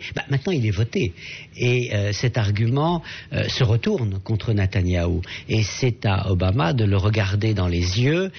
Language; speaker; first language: French; native; French